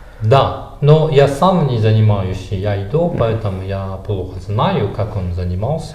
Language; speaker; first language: Russian; non-native, fluent; Japanese